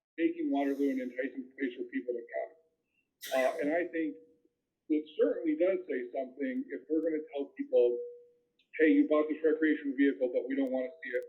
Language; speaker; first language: English; native; English